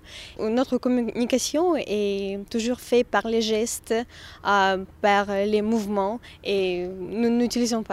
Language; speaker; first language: French; non-native, fluent; Russian